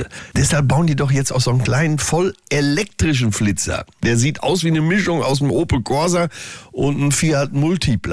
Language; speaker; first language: German; native; German